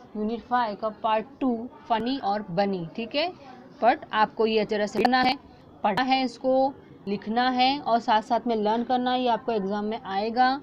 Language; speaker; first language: Hindi; non-native, local second language; Gujarati